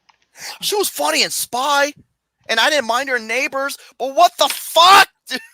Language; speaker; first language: English; native; English